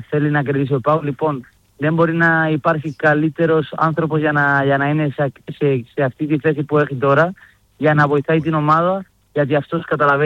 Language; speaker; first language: Greek; non-native, learner; Spanish